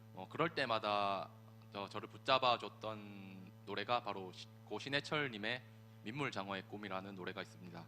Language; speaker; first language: Korean; native; Korean